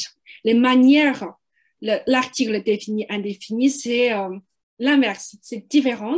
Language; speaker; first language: French; non-native, fluent; Chinese